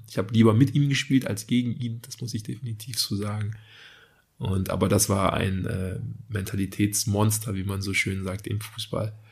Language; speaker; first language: German; early bilingual, other home language; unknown